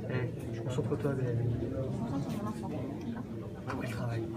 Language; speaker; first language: French; native; French